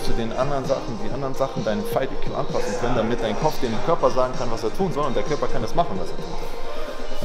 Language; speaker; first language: German; native; German